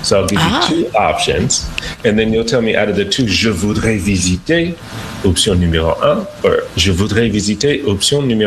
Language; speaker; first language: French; non-native, fluent; English